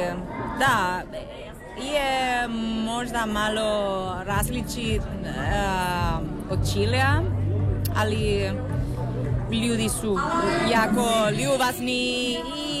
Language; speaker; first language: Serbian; non-native, learner; Spanish